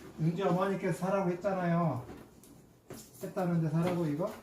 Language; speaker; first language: Korean; native; Korean